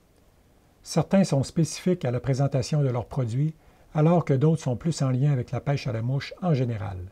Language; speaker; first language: French; native; French